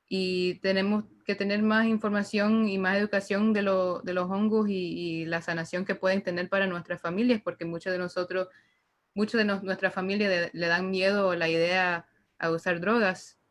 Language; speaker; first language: Spanish; early bilingual, heritage; Spanish